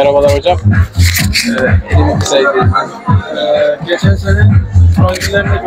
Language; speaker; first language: Turkish; non-native, fluent; Kyrgyz